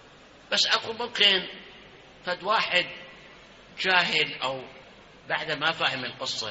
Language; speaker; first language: Arabic; native; Arabic